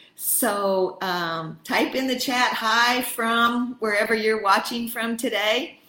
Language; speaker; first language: English; native; English